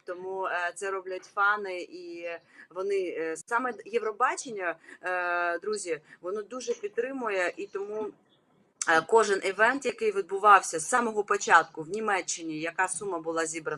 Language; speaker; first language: Ukrainian; non-native, local second language; Russian